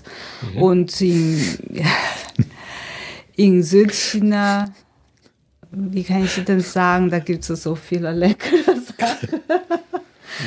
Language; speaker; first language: German; non-native, fluent; Chinese